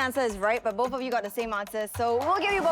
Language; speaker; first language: English; native; English